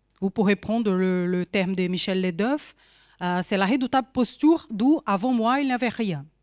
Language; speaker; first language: French; non-native, fluent; Portuguese